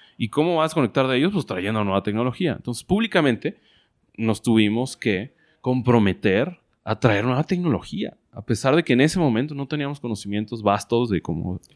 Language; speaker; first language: Spanish; native; Spanish